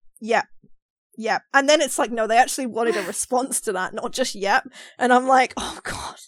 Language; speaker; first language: English; native; English